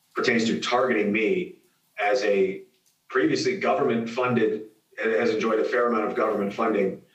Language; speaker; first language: English; native; English